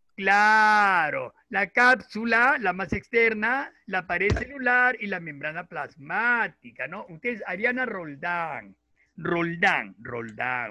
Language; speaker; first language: Spanish; native; Spanish